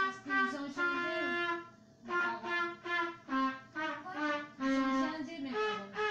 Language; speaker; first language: French; non-native, learner; Japanese